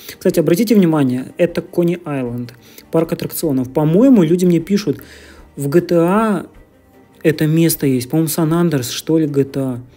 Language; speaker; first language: Russian; native; Russian